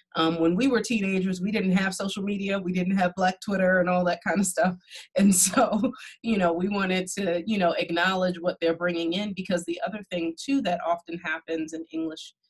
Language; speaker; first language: English; native; English